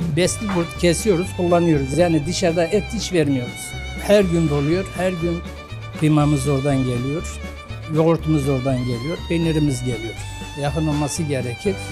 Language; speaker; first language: Turkish; native; Turkish